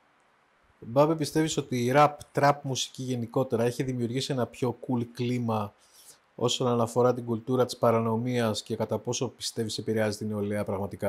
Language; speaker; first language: Greek; native; Greek